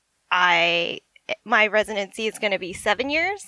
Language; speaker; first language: English; native; English